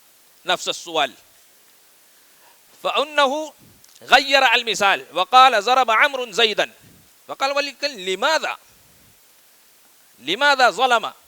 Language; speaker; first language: Arabic; non-native, fluent; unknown